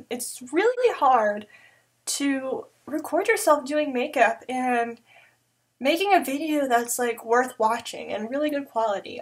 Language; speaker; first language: English; native; English